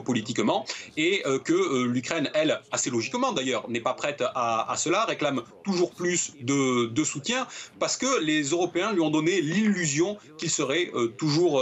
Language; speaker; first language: French; native; French